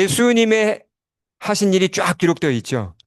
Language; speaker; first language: Korean; native; Korean